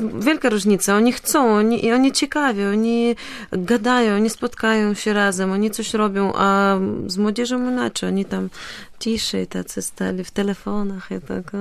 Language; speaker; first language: Polish; non-native, fluent; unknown